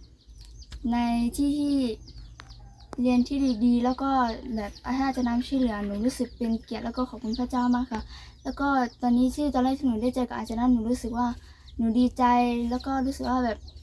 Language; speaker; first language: Thai; non-native, local second language; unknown